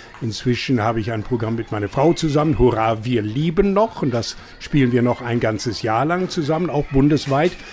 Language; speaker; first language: German; non-native, fluent; English